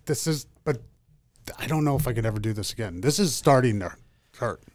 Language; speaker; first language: English; native; English